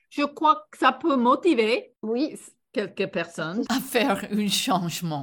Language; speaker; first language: French; non-native, fluent; English